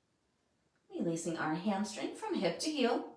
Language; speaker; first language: English; native; English